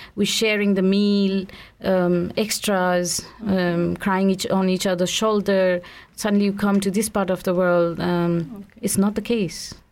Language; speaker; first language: English; non-native, local second language; Bangla